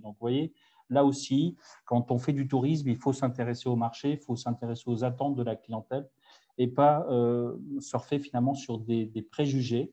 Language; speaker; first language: French; native; French